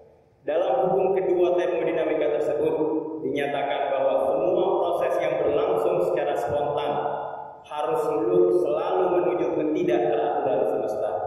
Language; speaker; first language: Indonesian; native; Indonesian